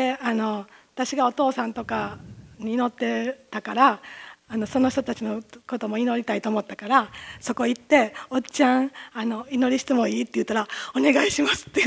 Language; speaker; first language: Japanese; native; Japanese